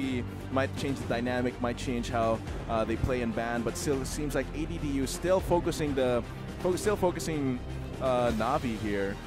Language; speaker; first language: English; non-native, local second language; Filipino